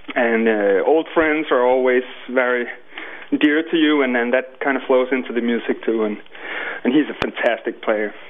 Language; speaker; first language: English; non-native, fluent; Danish